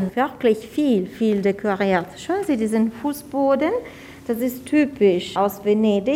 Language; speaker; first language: German; non-native, fluent; Italian